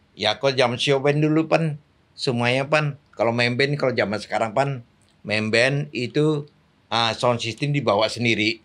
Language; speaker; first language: Indonesian; native; Indonesian